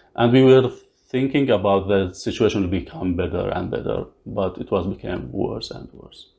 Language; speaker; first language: English; non-native, learner; Arabic